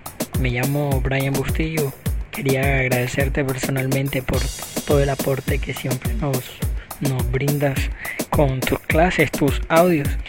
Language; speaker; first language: Spanish; native; Spanish